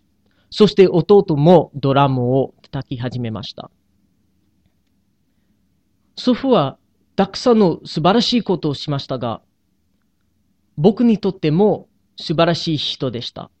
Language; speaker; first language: Japanese; non-native, learner; English